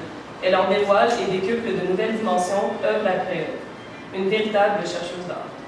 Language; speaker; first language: French; native; French